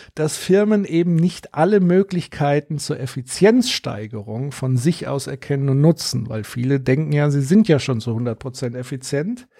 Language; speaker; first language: German; native; German